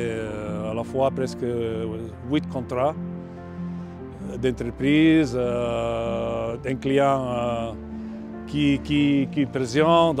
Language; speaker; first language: French; non-native, fluent; Catalan